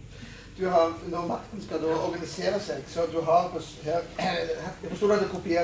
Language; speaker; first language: Norwegian; native; Norwegian